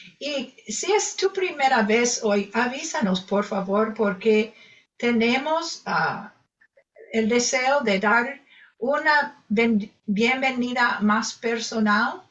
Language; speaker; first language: Spanish; non-native, fluent; English